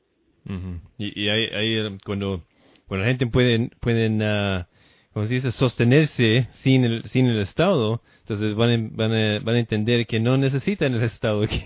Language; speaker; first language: Spanish; non-native, fluent; English